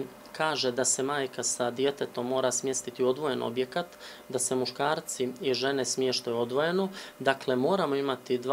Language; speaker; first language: Serbian; native; Serbian